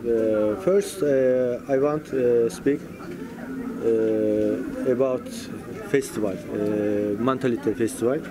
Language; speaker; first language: English; non-native, learner; Turkish